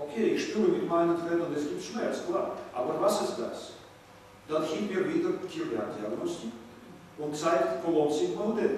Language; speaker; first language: German; non-native, fluent; Russian